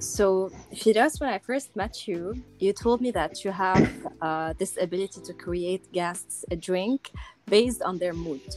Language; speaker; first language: English; non-native, local second language; Arabic